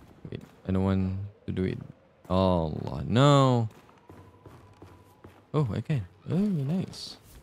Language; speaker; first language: English; non-native, local second language; Malay